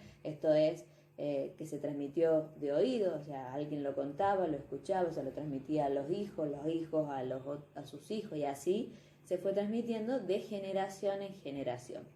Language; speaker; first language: Spanish; native; Spanish